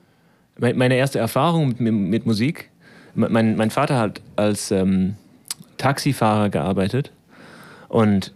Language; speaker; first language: German; non-native, fluent; English